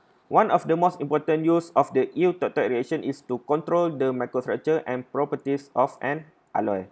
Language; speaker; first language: English; non-native, local second language; Malay